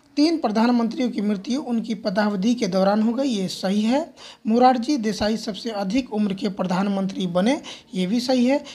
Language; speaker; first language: Hindi; native; Hindi